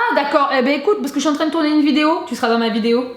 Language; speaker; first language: French; native; French